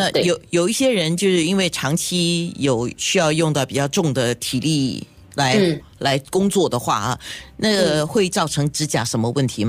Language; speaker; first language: Chinese; native; Chinese